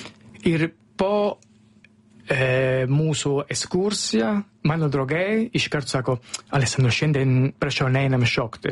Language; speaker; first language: Lithuanian; non-native, fluent; Italian